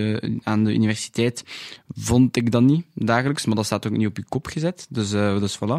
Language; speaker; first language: Dutch; non-native, local second language; French